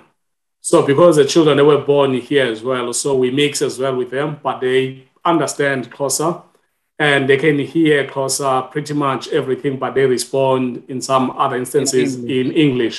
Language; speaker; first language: English; non-native, local second language; Xhosa